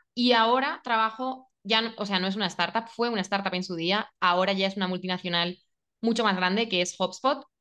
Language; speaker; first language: Spanish; native; Spanish